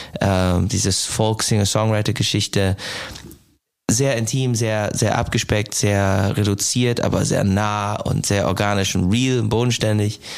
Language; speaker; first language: German; non-native, fluent; English